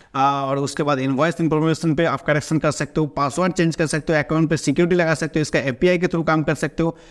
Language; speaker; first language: Hindi; non-native, local second language; Bangla